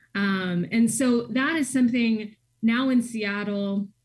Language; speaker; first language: English; native; English